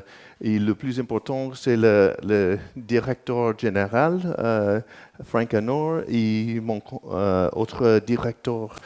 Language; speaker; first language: French; non-native, learner; English